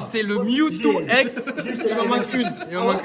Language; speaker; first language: French; native; French